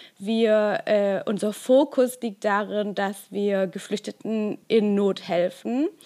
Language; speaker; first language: German; native; German